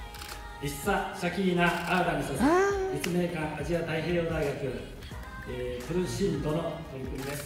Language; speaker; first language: Japanese; native; Japanese